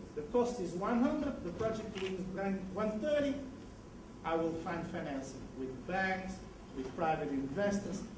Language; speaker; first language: English; non-native, fluent; Dutch